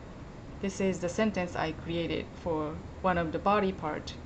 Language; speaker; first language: English; non-native, fluent; Japanese